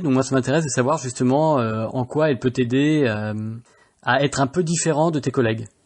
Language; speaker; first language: French; native; French